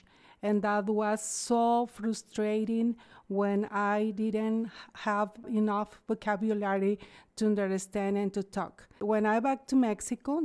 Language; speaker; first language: English; non-native, fluent; Spanish